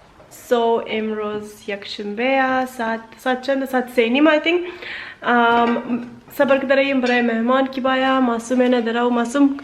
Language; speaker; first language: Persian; early bilingual, heritage; Persian